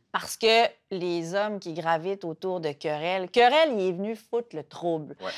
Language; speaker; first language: French; native; French